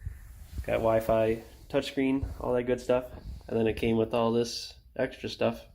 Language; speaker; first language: English; native; English